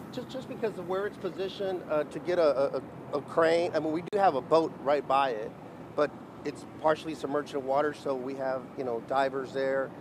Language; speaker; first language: English; early bilingual, other home language; Spanish